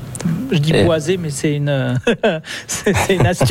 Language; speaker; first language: French; native; French